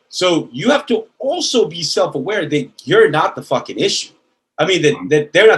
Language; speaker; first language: English; native; English